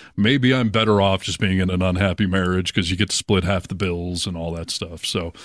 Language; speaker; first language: English; native; English